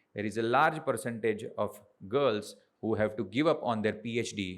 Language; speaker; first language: English; non-native, local second language; Gujarati